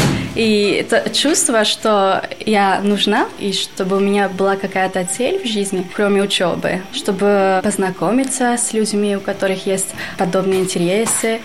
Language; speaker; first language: Russian; non-native, fluent; Albanian